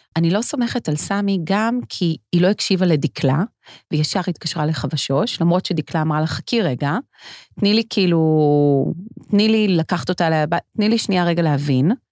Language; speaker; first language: Hebrew; native; Hebrew